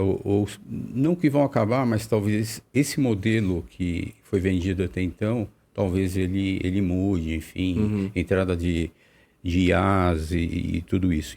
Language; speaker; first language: Portuguese; native; Portuguese